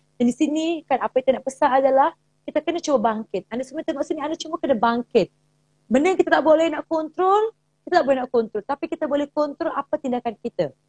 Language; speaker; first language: Malay; native; Malay